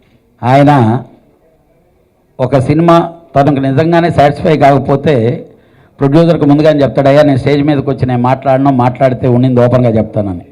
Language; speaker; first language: Telugu; native; Telugu